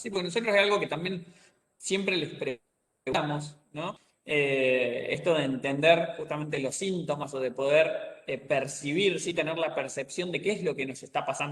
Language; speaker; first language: Spanish; native; Spanish